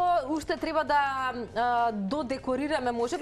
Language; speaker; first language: Macedonian; native; Macedonian